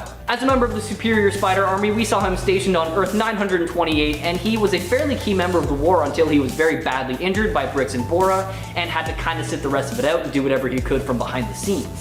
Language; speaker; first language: English; native; English